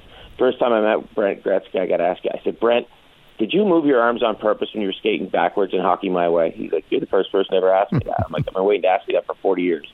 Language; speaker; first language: English; native; English